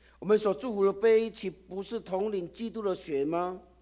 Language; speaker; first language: Chinese; native; Chinese